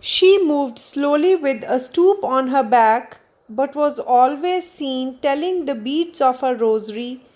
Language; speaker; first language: English; non-native, local second language; Punjabi